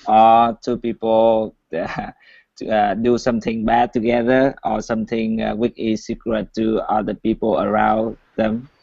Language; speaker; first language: English; non-native, learner; Vietnamese